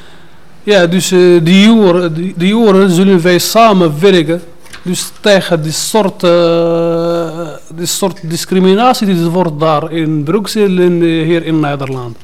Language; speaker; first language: Dutch; non-native, fluent; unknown